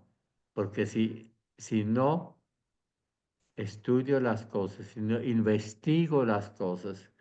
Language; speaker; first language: Spanish; non-native, fluent; Swiss German